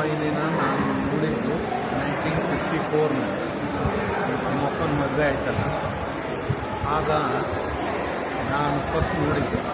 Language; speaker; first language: Kannada; native; Kannada